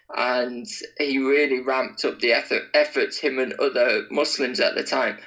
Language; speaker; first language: English; native; English